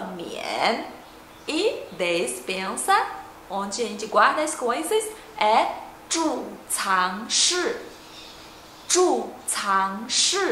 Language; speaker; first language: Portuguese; non-native, fluent; Chinese